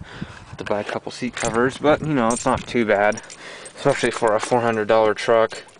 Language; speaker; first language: English; native; English